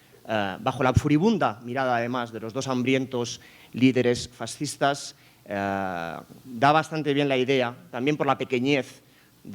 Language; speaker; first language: Spanish; native; Spanish